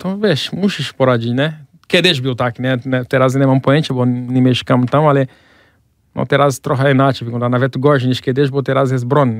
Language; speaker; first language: Polish; non-native, fluent; Portuguese